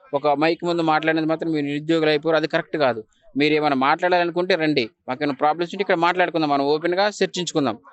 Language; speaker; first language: Telugu; native; Telugu